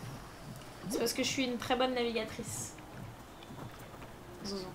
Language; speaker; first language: French; native; French